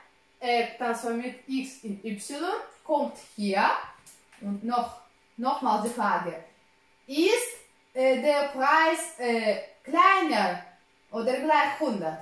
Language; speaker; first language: German; non-native, fluent; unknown